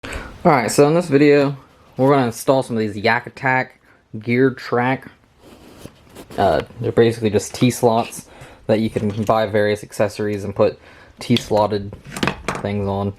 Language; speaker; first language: English; native; English